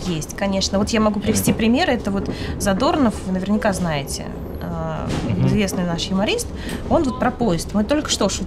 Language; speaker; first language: Russian; native; Russian